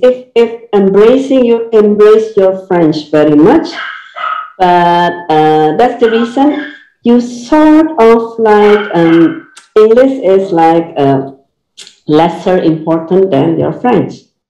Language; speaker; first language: English; non-native, fluent; Indonesian